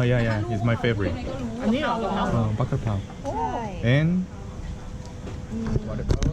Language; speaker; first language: English; non-native, learner; Korean